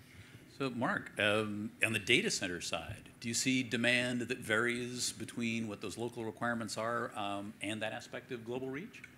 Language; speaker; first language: English; native; English